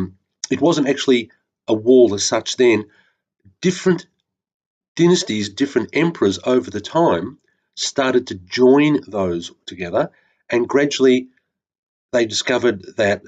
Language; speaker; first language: English; native; English